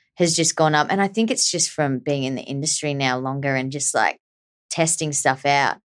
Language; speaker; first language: English; native; English